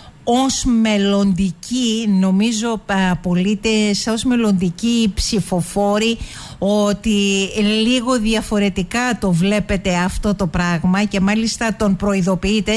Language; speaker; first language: Greek; native; Greek